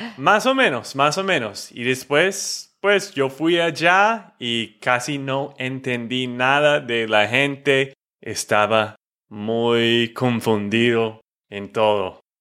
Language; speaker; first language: Spanish; non-native, fluent; English